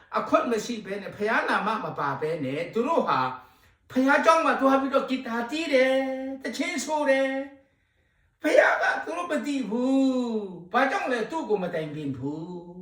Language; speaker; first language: Burmese; non-native, local second language; S'gaw Karen